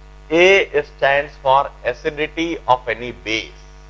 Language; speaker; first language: English; non-native, local second language; Hindi